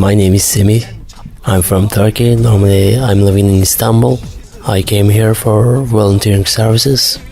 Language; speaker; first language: English; non-native, learner; Turkish